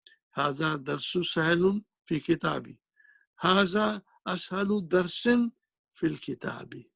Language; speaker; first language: Arabic; non-native, fluent; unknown